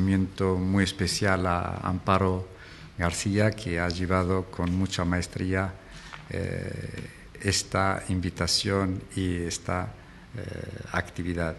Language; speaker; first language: Spanish; non-native, fluent; Arabic